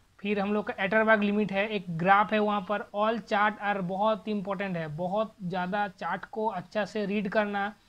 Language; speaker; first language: Hindi; non-native, local second language; Bangla